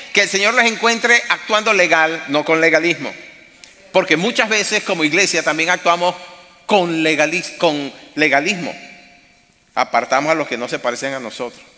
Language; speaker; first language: Spanish; native; Spanish